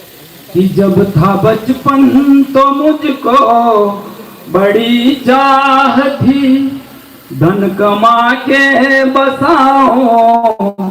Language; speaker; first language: Hindi; non-native, local second language; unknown